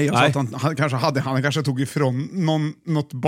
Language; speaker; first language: Swedish; native; Swedish